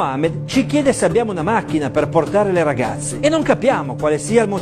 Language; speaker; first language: Italian; native; Italian